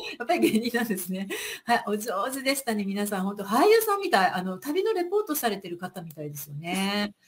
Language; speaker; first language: Japanese; native; Japanese